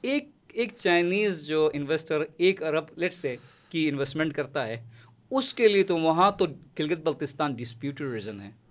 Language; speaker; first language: Urdu; non-native, local second language; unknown